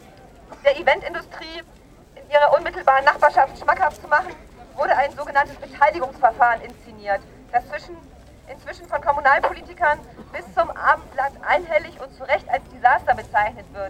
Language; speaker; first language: German; native; German